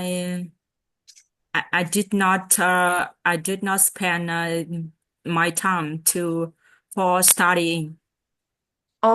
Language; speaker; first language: English; non-native, learner; Vietnamese